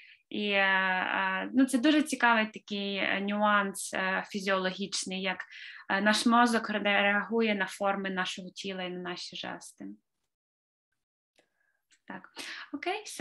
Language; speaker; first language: Ukrainian; native; Ukrainian